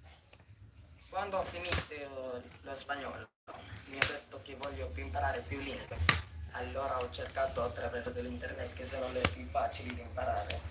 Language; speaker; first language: Italian; non-native, learner; Filipino